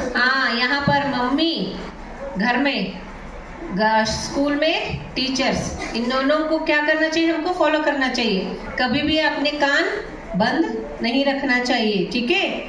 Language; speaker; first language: Hindi; non-native, local second language; Marathi